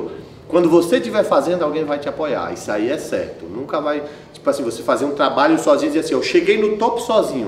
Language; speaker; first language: Portuguese; native; Portuguese